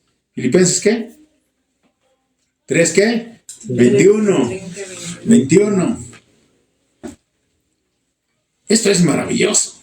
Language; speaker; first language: Spanish; native; Spanish